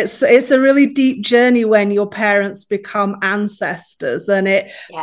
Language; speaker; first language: English; native; English